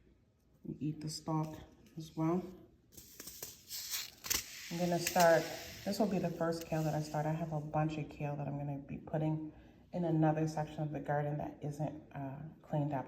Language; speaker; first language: English; native; English